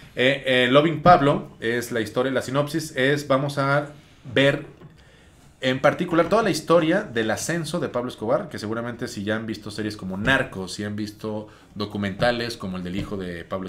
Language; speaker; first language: Spanish; native; Spanish